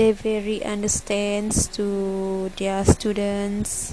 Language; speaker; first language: English; non-native, learner; Malay